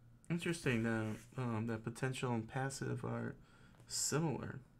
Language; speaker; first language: English; native; English